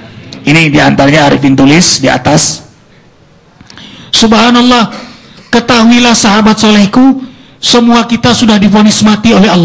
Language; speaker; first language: Indonesian; native; Indonesian